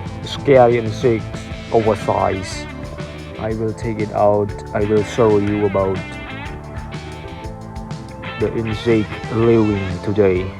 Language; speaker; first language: English; non-native, learner; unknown